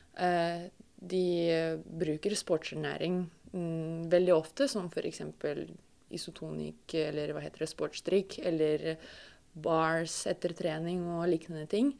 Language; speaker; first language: Norwegian; non-native, fluent; Russian